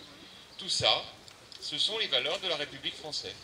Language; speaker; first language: French; native; French